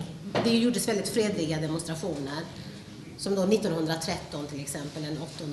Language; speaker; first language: Swedish; early bilingual, other home language; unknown